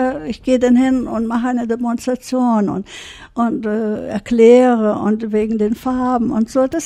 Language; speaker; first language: German; early bilingual, heritage; German